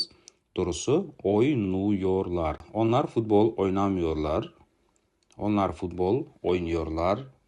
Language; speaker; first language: Turkish; non-native, fluent; Kazakh